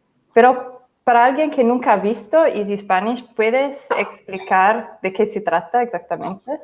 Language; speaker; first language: Spanish; non-native, fluent; English